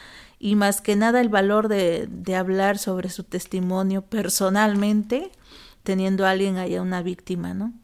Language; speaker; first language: Spanish; native; Spanish